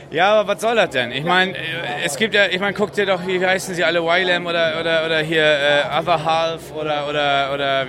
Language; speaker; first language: German; native; German